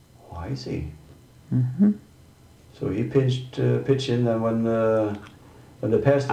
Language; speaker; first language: English; non-native, fluent; Swedish